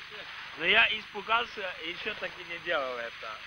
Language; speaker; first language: Russian; non-native, local second language; Estonian